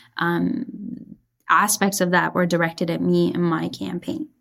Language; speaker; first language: English; early bilingual, other home language; Persian